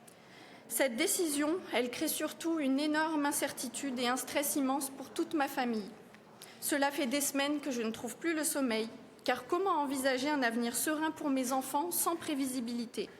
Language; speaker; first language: French; native; French